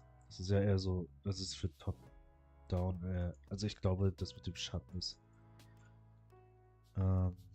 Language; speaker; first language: German; native; German